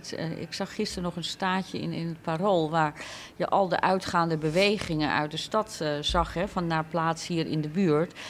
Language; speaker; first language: Dutch; native; Dutch